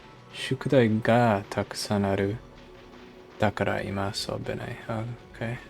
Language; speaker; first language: Japanese; non-native, learner; English